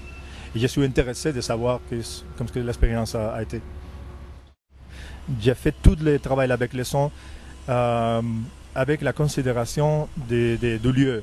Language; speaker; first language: French; non-native, fluent; Spanish